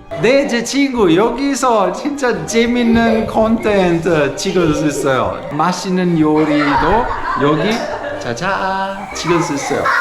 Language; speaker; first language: Korean; non-native, learner; Italian